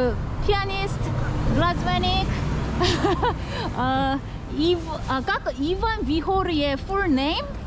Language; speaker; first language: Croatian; non-native, learner; Korean